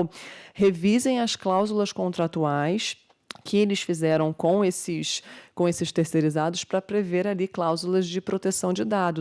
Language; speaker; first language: Portuguese; native; Portuguese